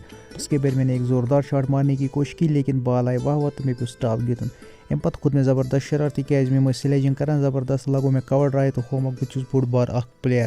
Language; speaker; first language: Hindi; non-native, local second language; Kashmiri